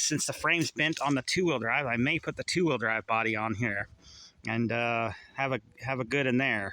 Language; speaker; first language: English; native; English